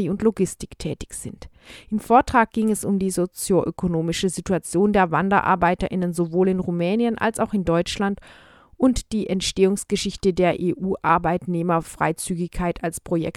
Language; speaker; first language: German; native; German